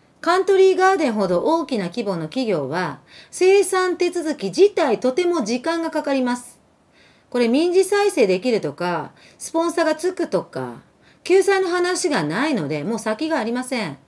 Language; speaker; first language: Japanese; early bilingual, other home language; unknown